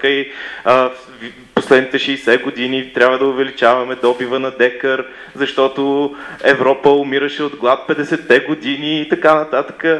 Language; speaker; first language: Bulgarian; early bilingual, other home language; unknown